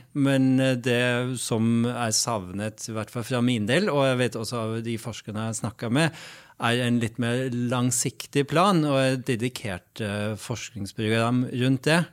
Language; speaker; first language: Norwegian; non-native, fluent; Dutch